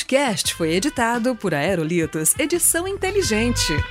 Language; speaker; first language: Portuguese; native; Portuguese